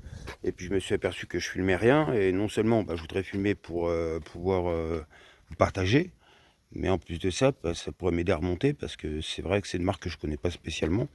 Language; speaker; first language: French; native; French